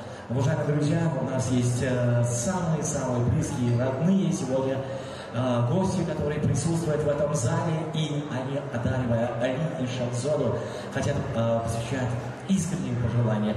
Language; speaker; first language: Russian; non-native, local second language; Uzbek